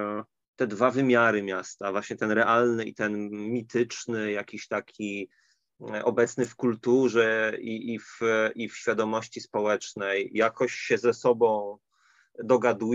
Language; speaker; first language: Polish; native; Polish